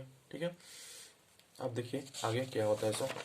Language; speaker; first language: Hindi; native; Hindi